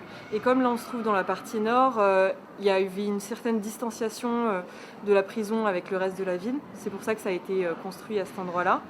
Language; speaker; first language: French; native; French